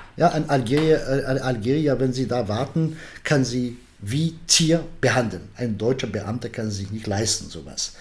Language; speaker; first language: German; non-native, fluent; Arabic